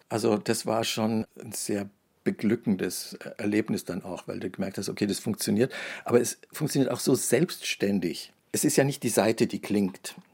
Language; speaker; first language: German; native; German